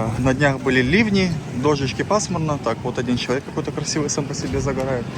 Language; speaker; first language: Russian; native; Russian